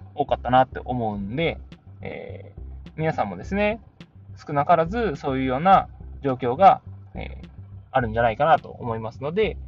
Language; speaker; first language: Japanese; native; Japanese